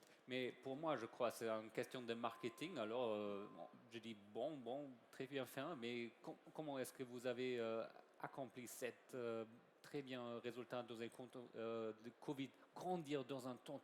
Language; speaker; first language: French; non-native, learner; German